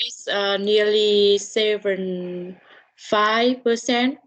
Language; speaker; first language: English; non-native, learner; Vietnamese